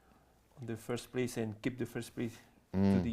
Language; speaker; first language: English; non-native, learner; French